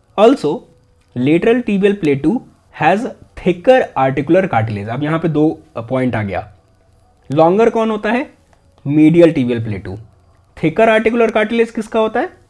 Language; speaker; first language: Hindi; native; Hindi